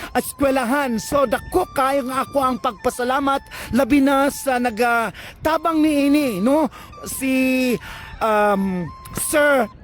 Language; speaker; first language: Cebuano; non-native, local second language; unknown